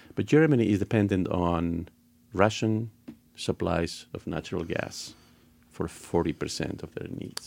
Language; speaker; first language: English; non-native, fluent; Spanish